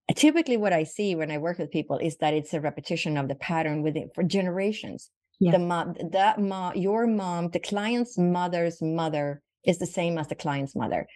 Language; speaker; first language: English; non-native, fluent; Swedish